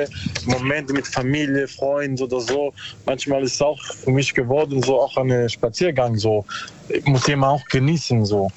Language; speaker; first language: German; non-native, learner; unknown